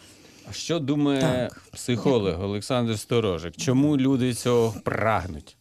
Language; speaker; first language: Ukrainian; native; Ukrainian